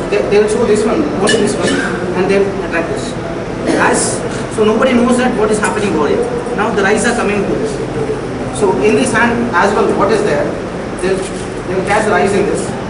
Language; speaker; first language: English; non-native, local second language; Telugu